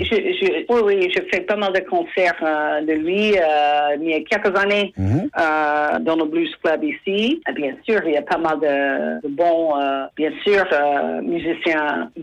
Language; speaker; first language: French; non-native, fluent; English